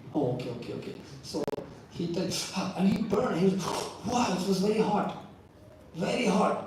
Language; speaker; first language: English; non-native, local second language; Hindi